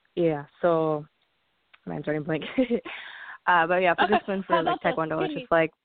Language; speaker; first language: English; native; English